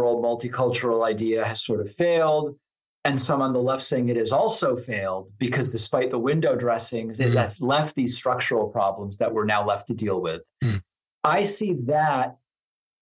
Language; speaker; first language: English; non-native, fluent; Spanish